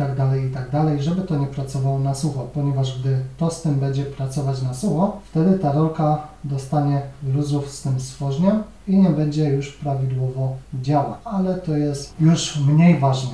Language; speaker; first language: Polish; native; Polish